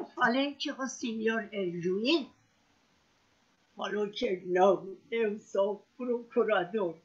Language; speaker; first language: Portuguese; non-native, learner; Persian